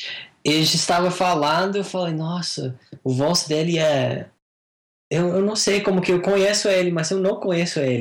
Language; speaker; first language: Portuguese; non-native, fluent; English